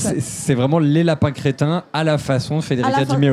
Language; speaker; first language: French; native; French